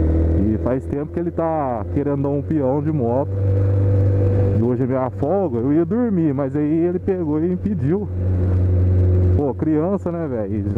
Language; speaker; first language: Portuguese; native; Portuguese